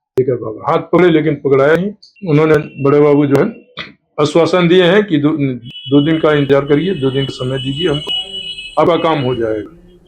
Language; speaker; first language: Hindi; native; Hindi